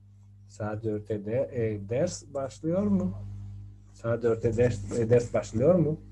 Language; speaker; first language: Turkish; non-native, fluent; Spanish